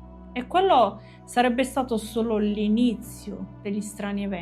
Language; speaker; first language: Italian; native; Italian